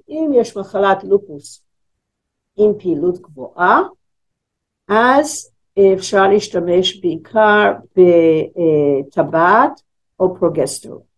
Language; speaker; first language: Hebrew; non-native, fluent; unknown